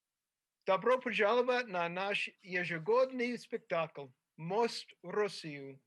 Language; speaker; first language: Russian; non-native, fluent; English